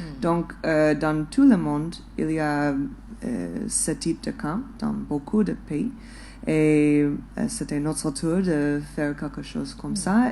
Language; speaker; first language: French; non-native, fluent; English